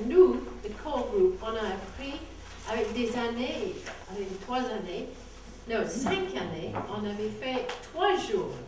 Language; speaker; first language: French; non-native, fluent; English